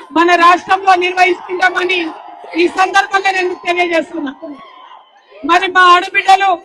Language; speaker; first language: Telugu; native; Telugu